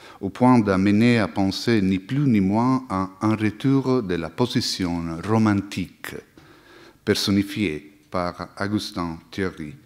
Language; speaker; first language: French; non-native, fluent; Italian